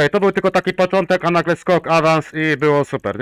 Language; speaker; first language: Polish; native; Polish